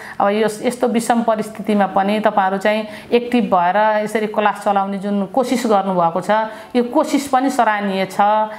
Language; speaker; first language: Nepali; native; Nepali